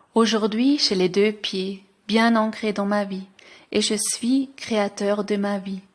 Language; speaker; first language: French; non-native, local second language; Swiss German